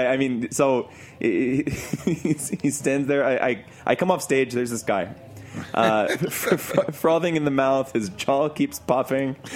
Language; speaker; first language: English; native; English